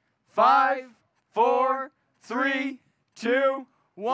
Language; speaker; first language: English; native; English